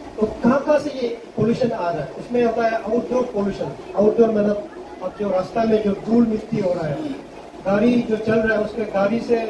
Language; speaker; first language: Hindi; non-native, local second language; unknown